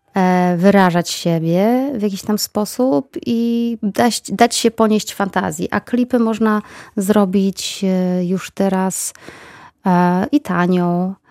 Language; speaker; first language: Polish; native; Polish